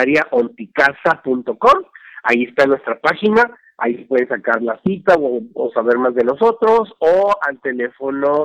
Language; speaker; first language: Spanish; native; Spanish